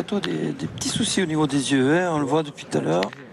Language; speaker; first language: French; native; French